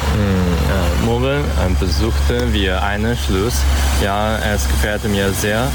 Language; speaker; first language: German; non-native, learner; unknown